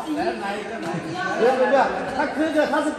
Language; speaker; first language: Chinese; native; Chinese